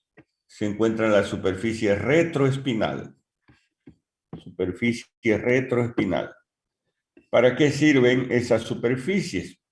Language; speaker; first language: Spanish; native; Spanish